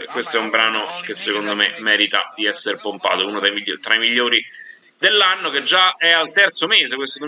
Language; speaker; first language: Italian; native; Italian